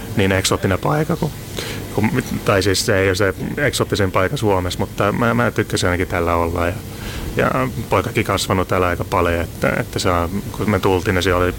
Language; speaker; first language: Finnish; non-native, learner; Hungarian